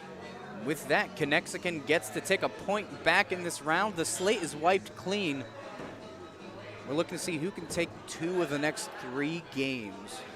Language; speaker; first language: English; native; English